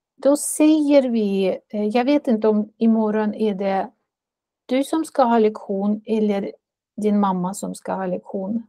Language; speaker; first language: Swedish; non-native, fluent; Russian